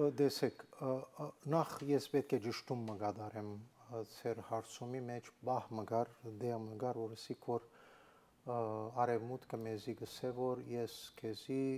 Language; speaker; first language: Armenian; native; Armenian